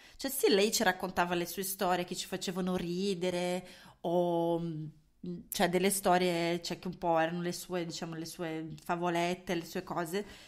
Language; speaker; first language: Italian; native; Italian